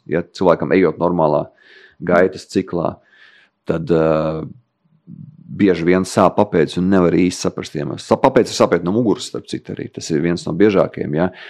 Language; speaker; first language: Latvian; native; Latvian